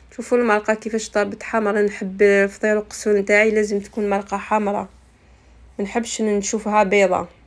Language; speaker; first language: Arabic; native; Arabic